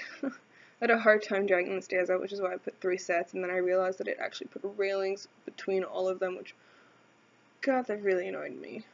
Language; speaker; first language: English; native; English